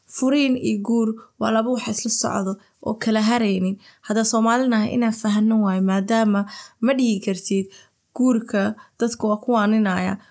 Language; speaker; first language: Somali; early bilingual, heritage; Somali